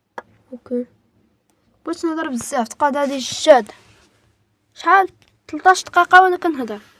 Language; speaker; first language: Arabic; native; Arabic